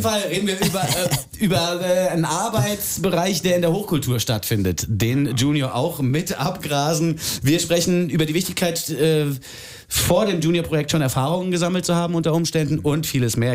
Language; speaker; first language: German; native; German